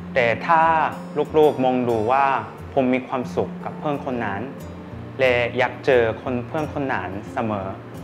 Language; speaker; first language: Thai; non-native, fluent; Korean